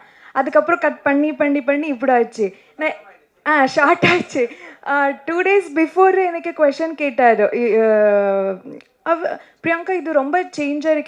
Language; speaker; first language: Tamil; non-native, learner; Kannada